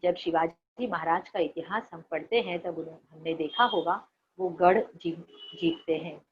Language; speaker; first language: Hindi; non-native, local second language; Marathi